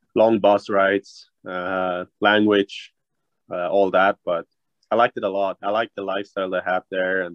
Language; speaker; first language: English; non-native, fluent; Swiss German